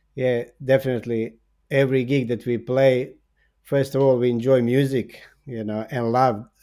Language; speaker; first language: English; non-native, fluent; Bosnian